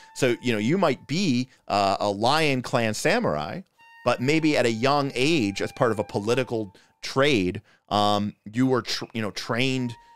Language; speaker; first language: English; native; English